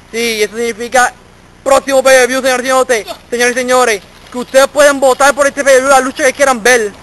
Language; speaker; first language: Spanish; native; Spanish